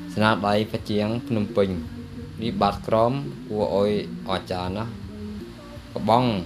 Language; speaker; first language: Khmer; non-native, local second language; Vietnamese